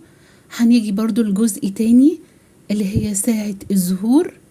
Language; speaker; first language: Arabic; native; Arabic